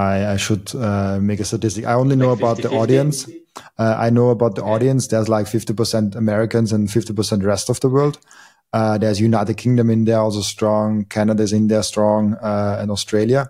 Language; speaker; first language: English; non-native, fluent; German